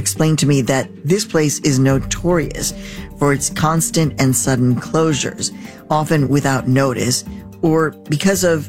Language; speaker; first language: English; native; English